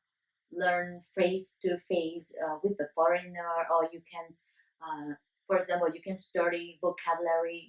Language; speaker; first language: English; non-native, learner; Vietnamese